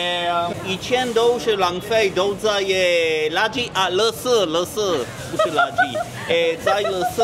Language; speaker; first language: Chinese; non-native, learner; Hebrew